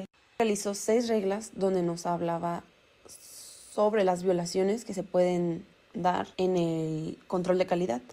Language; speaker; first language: Spanish; native; Spanish